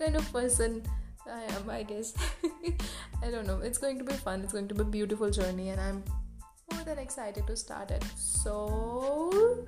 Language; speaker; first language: English; non-native, local second language; Hindi